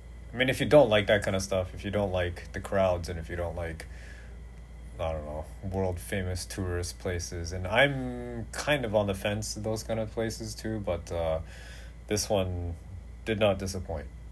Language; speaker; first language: English; native; English